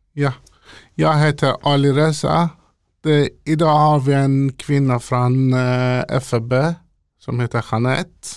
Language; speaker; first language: Swedish; non-native, local second language; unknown